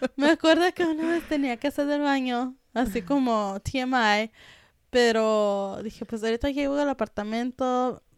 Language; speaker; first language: Spanish; early bilingual, heritage; Spanish